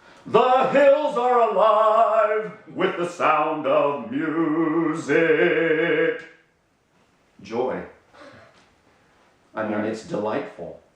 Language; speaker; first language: English; native; English